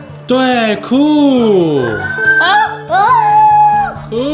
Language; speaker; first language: Chinese; native; Chinese